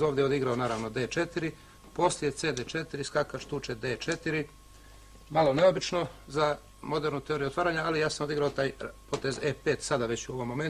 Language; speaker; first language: Bosnian; native; Bosnian